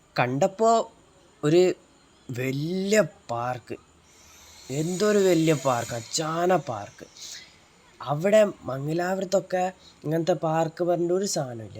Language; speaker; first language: Malayalam; early bilingual, heritage; Malayalam